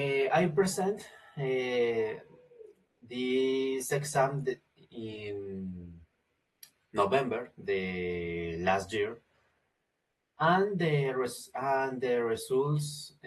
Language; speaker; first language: English; non-native, learner; Spanish